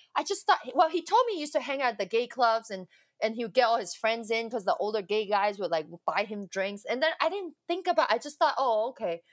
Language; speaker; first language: English; non-native, local second language; Cantonese